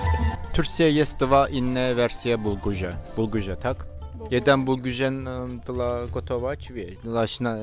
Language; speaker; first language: Polish; non-native, learner; Turkish